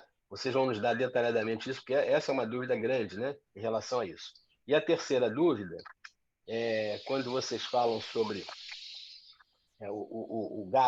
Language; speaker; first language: Portuguese; native; Portuguese